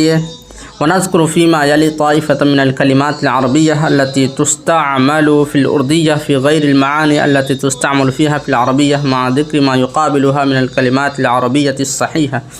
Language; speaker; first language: Arabic; non-native, fluent; Urdu